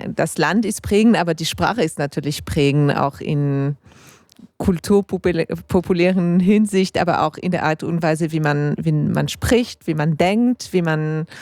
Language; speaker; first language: German; non-native, local second language; French